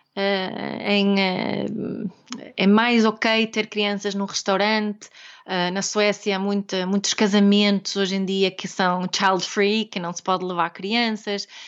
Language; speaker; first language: Portuguese; non-native, fluent; Swedish